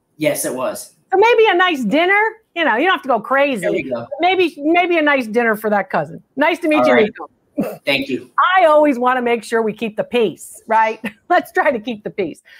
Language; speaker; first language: English; native; English